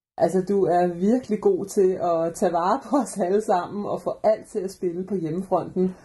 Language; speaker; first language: Danish; native; Danish